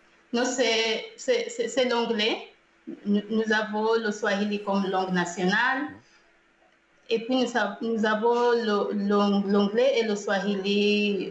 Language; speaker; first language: French; non-native, fluent; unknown